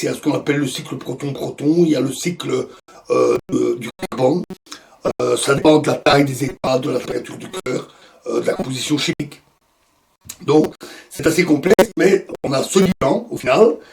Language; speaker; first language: French; native; French